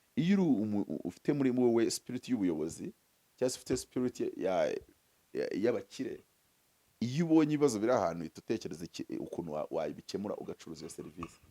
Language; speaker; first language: Kinyarwanda; early bilingual, heritage; Kinyarwanda